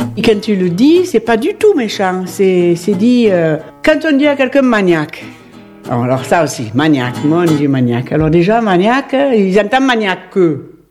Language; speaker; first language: French; native; French